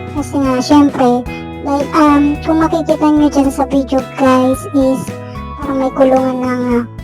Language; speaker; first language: Filipino; non-native, local second language; Iloko